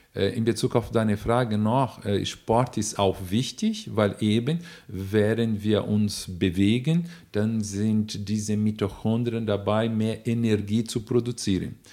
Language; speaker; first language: German; non-native, fluent; Portuguese